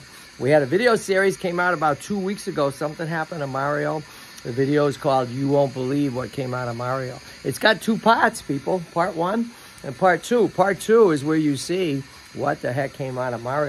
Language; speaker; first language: English; native; English